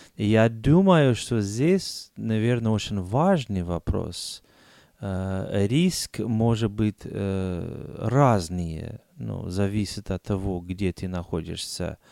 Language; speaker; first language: Russian; non-native, fluent; English